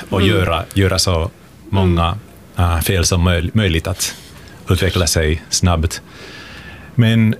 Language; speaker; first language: Swedish; non-native, local second language; Finnish